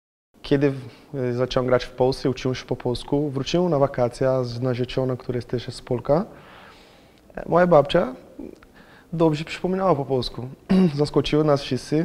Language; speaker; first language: Polish; non-native, fluent; Portuguese